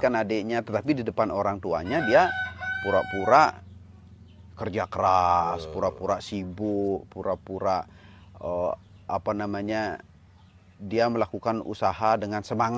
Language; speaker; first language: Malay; non-native, local second language; Balinese